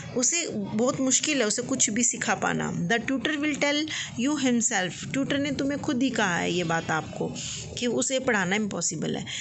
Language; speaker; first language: Hindi; native; Hindi